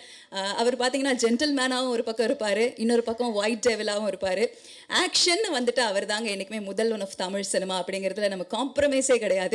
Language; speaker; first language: Tamil; native; Tamil